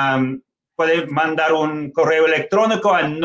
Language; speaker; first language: Spanish; non-native, fluent; English